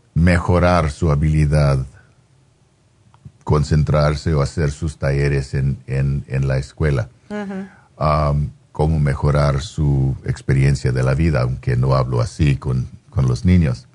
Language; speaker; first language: Spanish; non-native, fluent; English